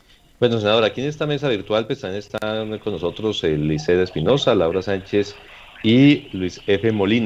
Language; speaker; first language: Spanish; native; Spanish